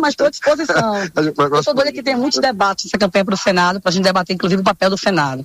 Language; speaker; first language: Portuguese; native; Portuguese